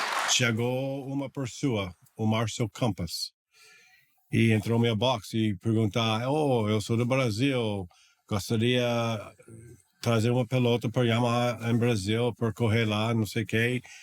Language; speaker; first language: Portuguese; non-native, learner; English